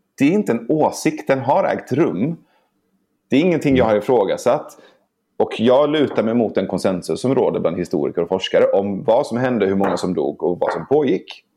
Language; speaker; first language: Swedish; early bilingual, other home language; Persian